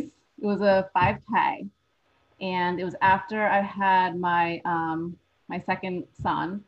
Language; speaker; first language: English; native; English